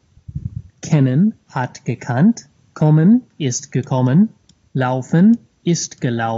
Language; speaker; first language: German; non-native, fluent; English